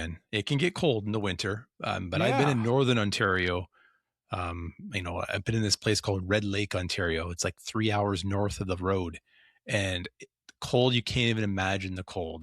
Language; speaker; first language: English; native; English